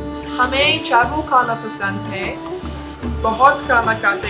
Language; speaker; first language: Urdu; non-native, learner; English